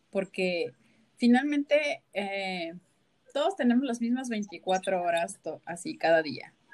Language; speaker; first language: Spanish; native; Spanish